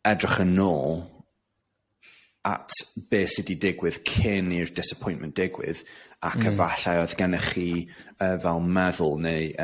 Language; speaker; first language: Welsh; non-native, local second language; English